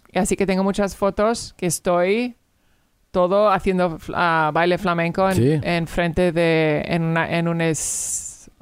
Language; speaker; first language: Spanish; early bilingual, heritage; Spanish